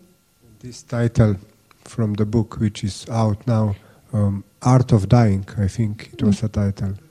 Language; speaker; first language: English; non-native, fluent; Slovenian